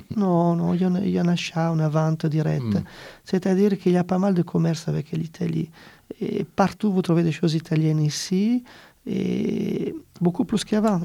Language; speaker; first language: French; non-native, fluent; Italian